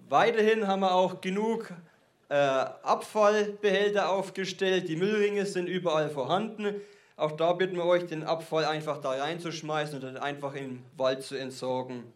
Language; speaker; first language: German; native; German